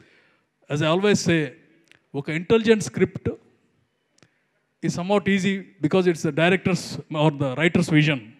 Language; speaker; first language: Telugu; native; Telugu